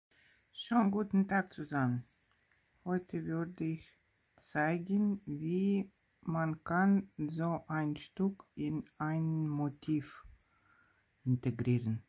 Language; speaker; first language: German; non-native, fluent; Russian